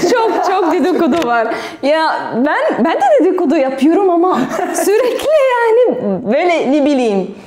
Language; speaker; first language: Turkish; non-native, learner; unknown